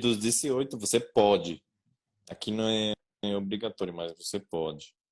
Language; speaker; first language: Portuguese; non-native, learner; Spanish